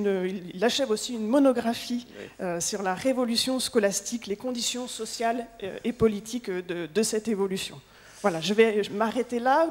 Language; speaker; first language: French; native; French